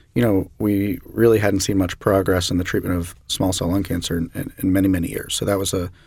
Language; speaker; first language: English; native; English